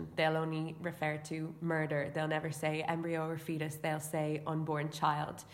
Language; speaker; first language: English; native; English